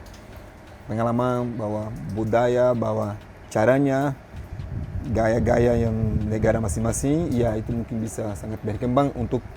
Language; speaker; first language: Indonesian; non-native, fluent; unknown